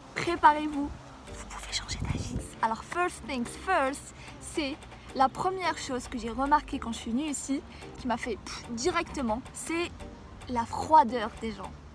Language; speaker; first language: French; non-native, local second language; Arabic